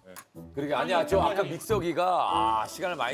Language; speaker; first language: Korean; native; Korean